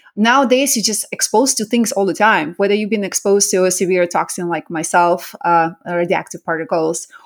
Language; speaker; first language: English; early bilingual, other home language; Russian